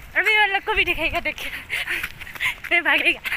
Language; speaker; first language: Hindi; non-native, local second language; Bodo